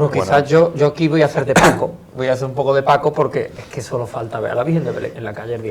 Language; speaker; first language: Spanish; native; Spanish